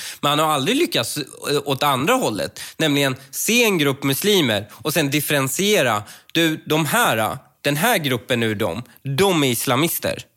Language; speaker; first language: Swedish; early bilingual, other home language; Persian